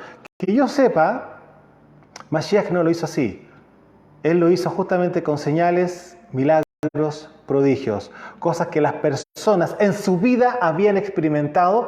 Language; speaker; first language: Spanish; native; Spanish